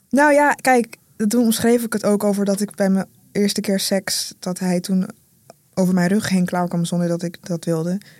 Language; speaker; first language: Dutch; native; Dutch